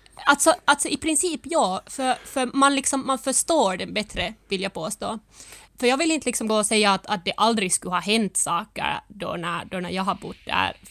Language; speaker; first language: Swedish; early bilingual, other home language; Finnish